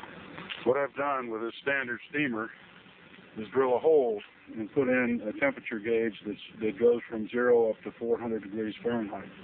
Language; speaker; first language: English; native; English